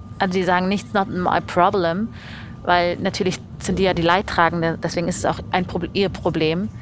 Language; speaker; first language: German; early bilingual, other home language; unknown